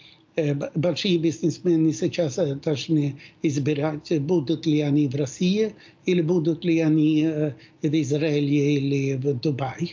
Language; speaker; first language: Russian; non-native, fluent; Swedish